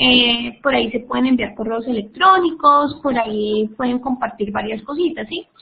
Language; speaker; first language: Spanish; native; Spanish